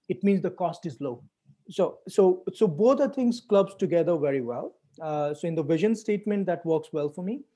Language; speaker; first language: English; non-native, local second language; Hindi